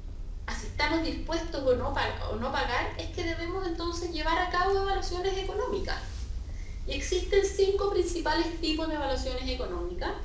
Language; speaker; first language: Spanish; native; Spanish